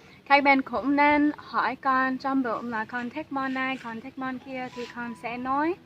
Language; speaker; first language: Vietnamese; non-native, fluent; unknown